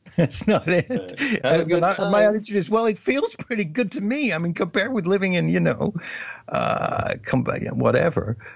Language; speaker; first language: English; native; English